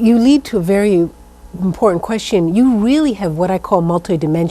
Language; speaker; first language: English; native; English